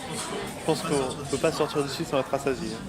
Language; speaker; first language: French; native; French